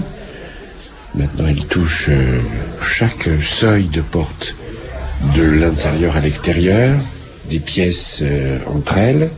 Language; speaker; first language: French; native; French